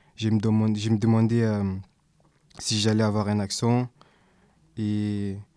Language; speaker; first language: French; early bilingual, other home language; English